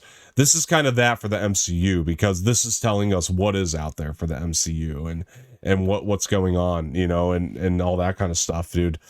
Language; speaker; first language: English; native; English